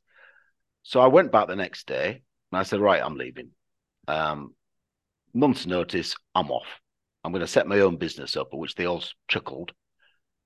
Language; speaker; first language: English; native; English